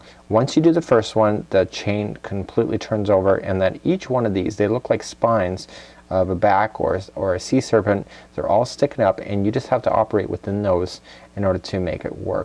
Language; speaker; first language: English; native; English